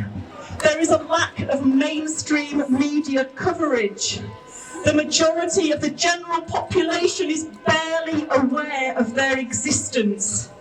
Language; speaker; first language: English; native; English